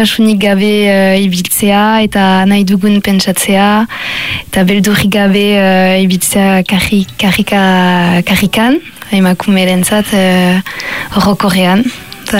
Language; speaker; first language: Basque; non-native, local second language; French